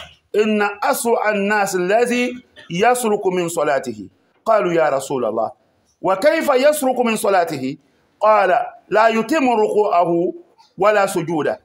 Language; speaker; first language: Arabic; non-native, fluent; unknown